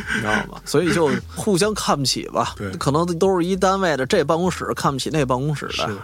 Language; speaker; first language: Chinese; native; Chinese